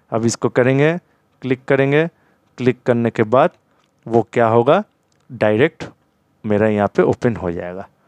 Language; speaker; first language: Hindi; non-native, local second language; Bangla